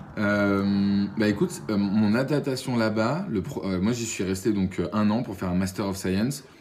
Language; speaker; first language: French; native; French